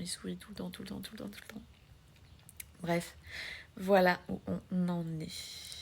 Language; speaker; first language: French; native; French